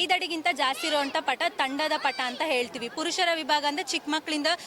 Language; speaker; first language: Kannada; native; Kannada